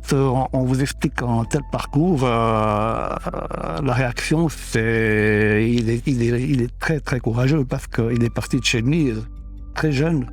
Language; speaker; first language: French; native; French